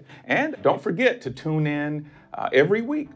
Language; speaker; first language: English; native; English